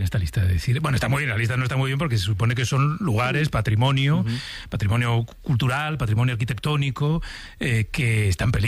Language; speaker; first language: Spanish; native; Spanish